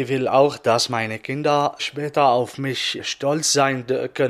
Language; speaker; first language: German; non-native, fluent; Arabic